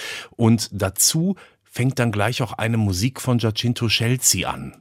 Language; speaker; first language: German; native; German